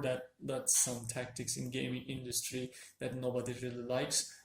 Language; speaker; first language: English; non-native, fluent; Turkish